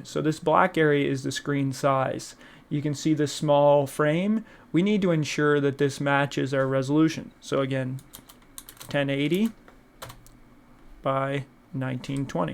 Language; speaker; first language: English; native; English